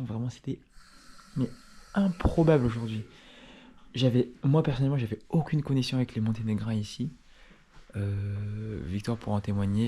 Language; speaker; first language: French; native; French